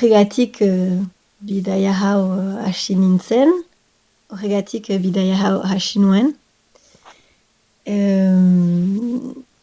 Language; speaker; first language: Basque; non-native, local second language; French